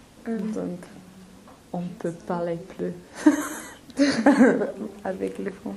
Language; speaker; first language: French; non-native, learner; English